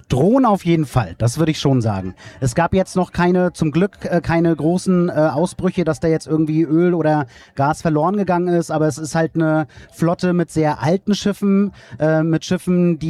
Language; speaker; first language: German; native; German